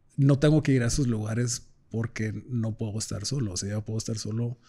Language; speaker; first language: Spanish; native; Spanish